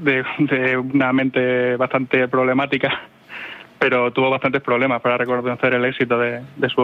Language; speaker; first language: Spanish; native; Spanish